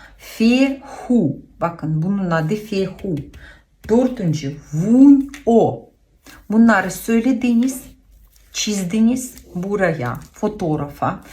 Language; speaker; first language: Turkish; non-native, fluent; Russian